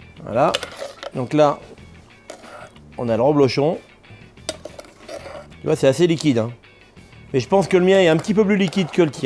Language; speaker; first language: French; native; French